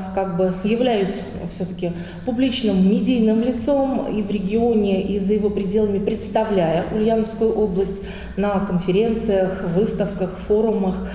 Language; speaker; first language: Russian; native; Russian